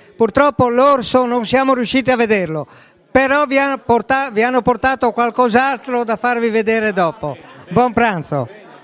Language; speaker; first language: Italian; native; Italian